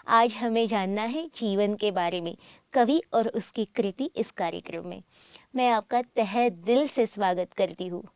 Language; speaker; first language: Hindi; native; Hindi